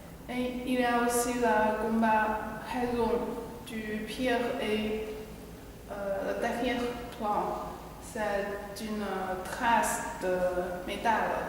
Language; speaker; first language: French; non-native, learner; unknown